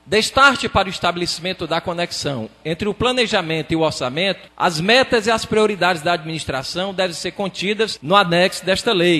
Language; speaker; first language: Portuguese; native; Portuguese